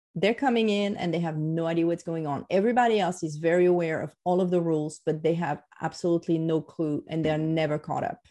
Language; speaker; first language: English; non-native, fluent; French